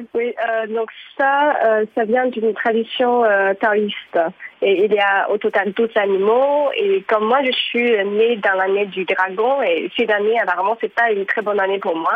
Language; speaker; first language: French; non-native, fluent; Chinese